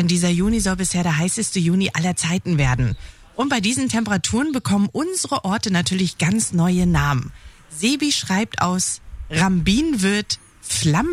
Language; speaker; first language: German; native; German